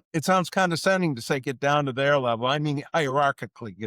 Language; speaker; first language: English; native; English